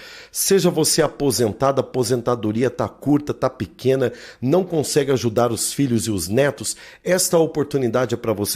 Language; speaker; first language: Portuguese; native; Portuguese